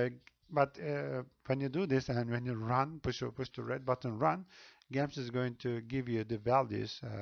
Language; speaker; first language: English; non-native, fluent; Turkish